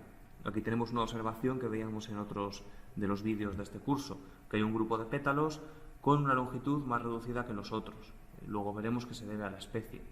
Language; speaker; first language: Spanish; native; Spanish